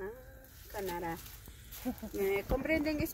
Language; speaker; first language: Spanish; non-native, local second language; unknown